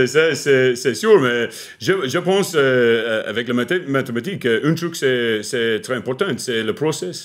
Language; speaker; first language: French; non-native, learner; English